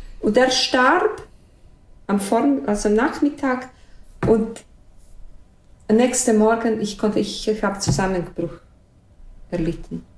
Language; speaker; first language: German; non-native, fluent; Bosnian